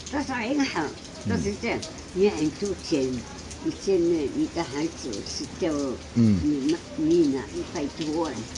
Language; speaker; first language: Chinese; non-native, local second language; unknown